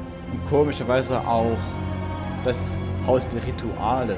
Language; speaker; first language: German; native; German